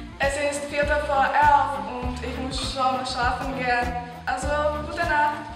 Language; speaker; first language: German; non-native, learner; Czech